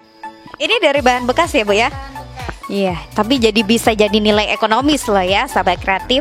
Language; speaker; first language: Indonesian; native; Indonesian